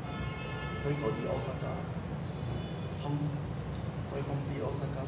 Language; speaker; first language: Vietnamese; non-native, learner; Japanese